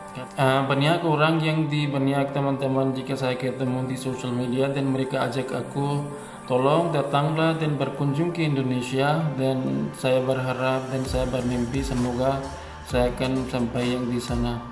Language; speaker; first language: Indonesian; non-native, learner; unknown